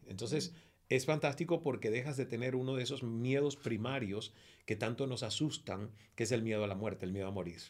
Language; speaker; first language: Spanish; native; Spanish